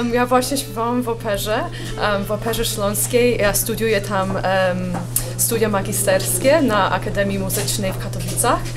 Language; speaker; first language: Polish; early bilingual, heritage; Polish